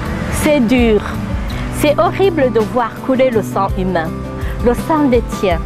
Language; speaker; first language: French; non-native, local second language; Kinyarwanda